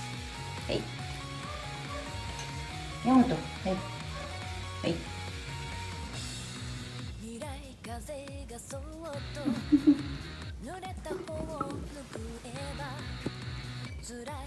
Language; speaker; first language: Japanese; native; Japanese